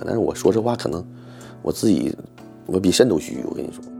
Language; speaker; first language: Chinese; native; Chinese